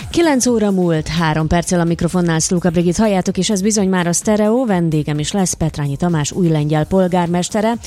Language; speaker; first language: Hungarian; native; Hungarian